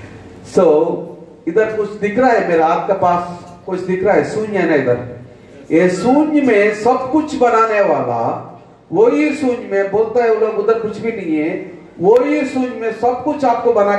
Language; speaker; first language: Hindi; non-native, local second language; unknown